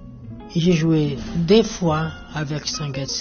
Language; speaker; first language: French; non-native, learner; Portuguese